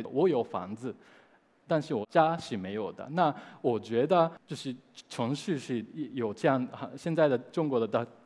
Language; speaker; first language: Chinese; non-native, fluent; Japanese